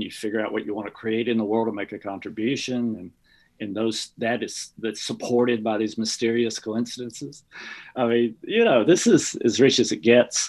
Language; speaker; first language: English; native; English